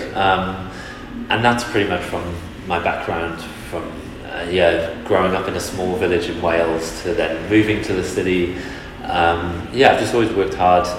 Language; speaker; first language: English; native; English